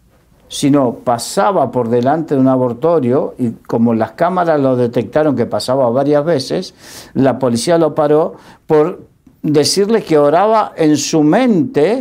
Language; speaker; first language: Spanish; native; Spanish